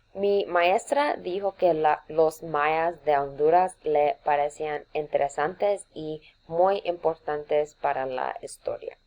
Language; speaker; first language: Spanish; non-native, learner; English